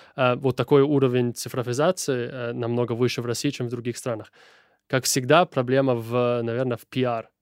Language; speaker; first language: Russian; non-native, fluent; Italian